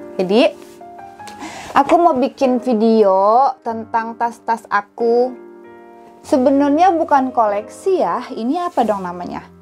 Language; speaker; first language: Indonesian; native; Indonesian